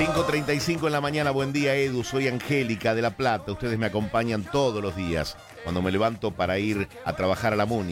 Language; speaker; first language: Spanish; native; Spanish